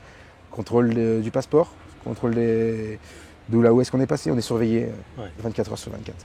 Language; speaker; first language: French; native; French